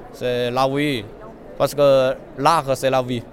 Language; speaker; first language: French; non-native, fluent; Chinese